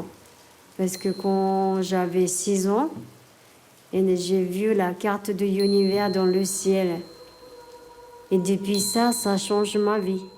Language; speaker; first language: French; non-native, learner; Japanese